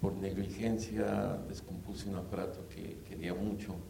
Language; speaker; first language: Spanish; native; Spanish